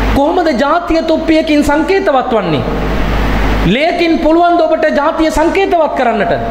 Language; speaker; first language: Sinhala; non-native, local second language; Tamil